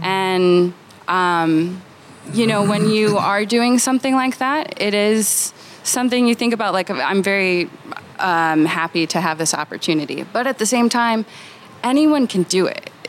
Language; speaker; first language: English; native; English